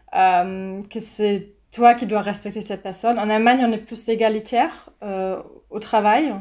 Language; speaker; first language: French; non-native, fluent; German